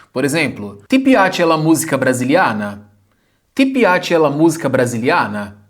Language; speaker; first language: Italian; non-native, fluent; Portuguese